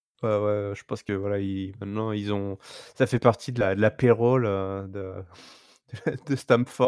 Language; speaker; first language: French; native; French